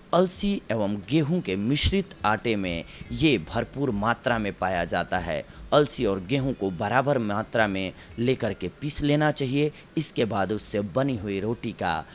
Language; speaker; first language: Hindi; native; Hindi